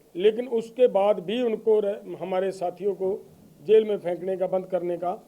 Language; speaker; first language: Hindi; non-native, local second language; Punjabi